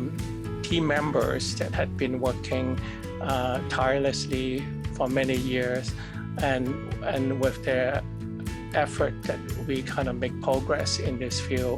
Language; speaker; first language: English; non-native, fluent; Cantonese